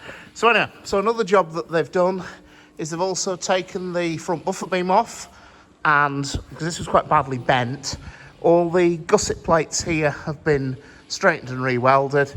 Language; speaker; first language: English; native; English